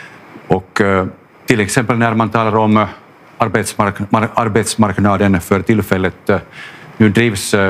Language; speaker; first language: Swedish; non-native, local second language; Finnish